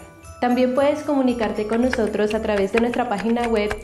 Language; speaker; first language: Spanish; native; Spanish